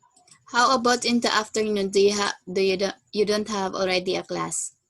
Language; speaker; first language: English; non-native, fluent; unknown